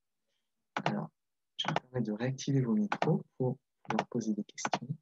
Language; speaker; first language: French; native; French